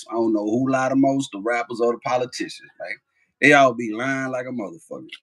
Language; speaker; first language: English; native; English